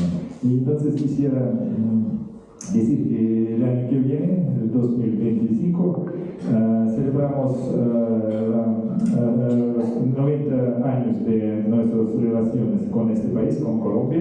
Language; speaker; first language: Spanish; non-native, fluent; Russian